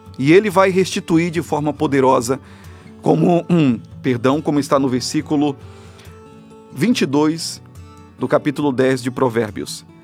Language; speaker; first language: Portuguese; native; Portuguese